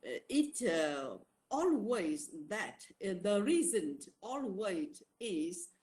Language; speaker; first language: English; non-native, learner; Vietnamese